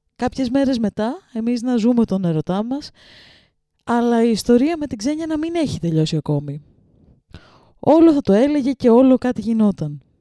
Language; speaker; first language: Greek; early bilingual, other home language; Russian